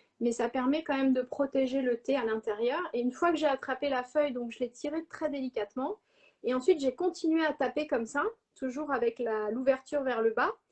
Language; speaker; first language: French; native; French